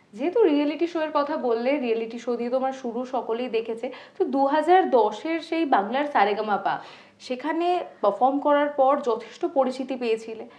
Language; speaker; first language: Bangla; native; Bangla